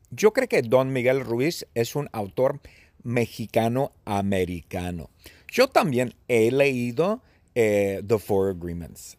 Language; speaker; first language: Spanish; non-native, fluent; English